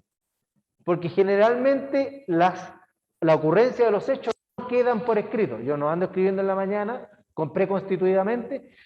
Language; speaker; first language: Spanish; native; Spanish